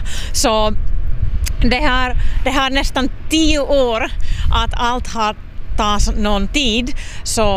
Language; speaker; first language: Swedish; non-native, local second language; Finnish